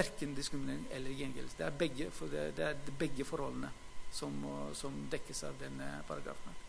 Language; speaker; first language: Norwegian; non-native, fluent; Greek